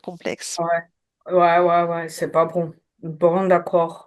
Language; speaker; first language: French; non-native, learner; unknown